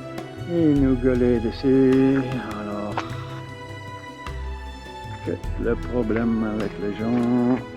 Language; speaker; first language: French; non-native, learner; English